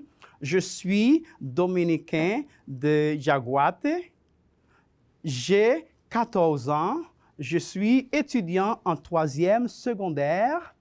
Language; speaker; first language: French; non-native, fluent; Spanish